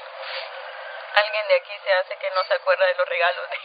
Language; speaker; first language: Spanish; native; Spanish